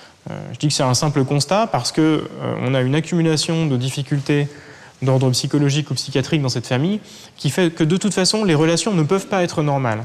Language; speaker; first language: French; native; French